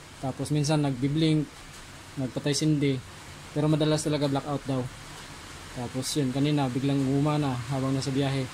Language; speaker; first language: Filipino; native; Filipino